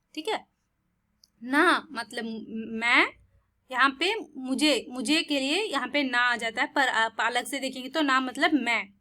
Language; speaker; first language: Hindi; non-native, local second language; Tamil